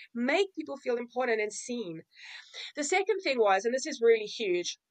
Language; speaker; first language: English; native; English